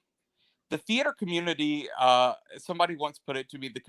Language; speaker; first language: English; native; English